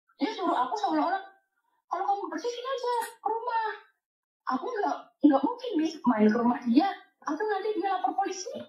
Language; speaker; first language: Indonesian; native; Indonesian